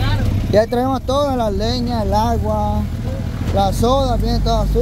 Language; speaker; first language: Spanish; native; Spanish